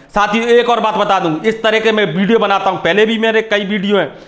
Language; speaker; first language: Hindi; native; Hindi